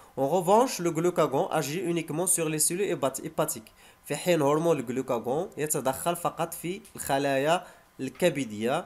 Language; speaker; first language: French; non-native, local second language; Arabic